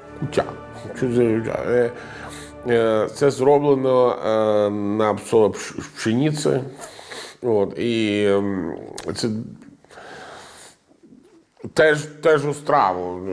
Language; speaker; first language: Ukrainian; non-native, learner; Italian